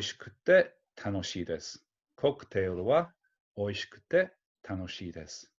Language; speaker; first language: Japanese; non-native, fluent; English